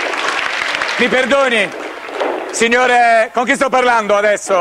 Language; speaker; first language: Italian; native; Italian